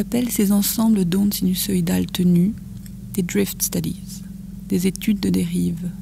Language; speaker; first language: French; non-native, local second language; Wolof